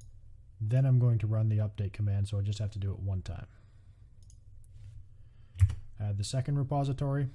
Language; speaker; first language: English; native; English